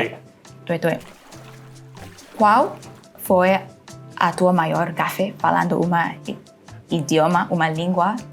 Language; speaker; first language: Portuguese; non-native, fluent; Thai